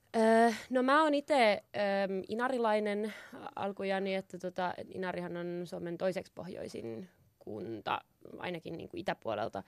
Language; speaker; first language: Finnish; native; Finnish